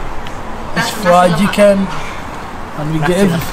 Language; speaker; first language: English; non-native, learner; Somali